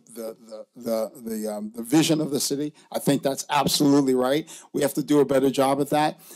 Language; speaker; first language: English; native; English